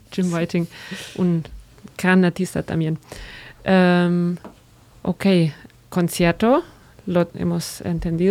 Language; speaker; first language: Spanish; non-native, fluent; German